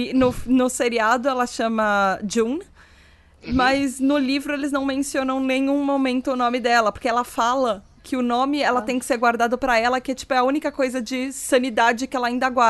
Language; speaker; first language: Portuguese; native; Portuguese